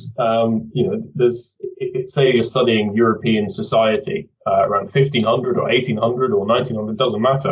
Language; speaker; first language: English; early bilingual, other home language; Dutch